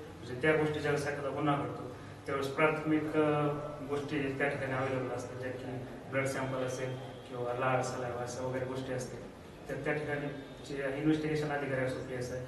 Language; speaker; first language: Marathi; native; Marathi